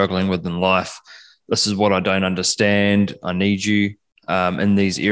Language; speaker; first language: English; native; English